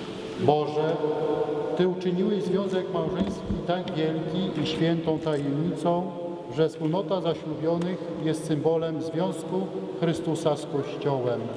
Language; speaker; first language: Polish; native; Polish